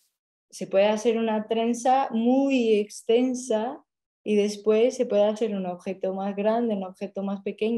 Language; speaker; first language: Spanish; non-native, fluent; Portuguese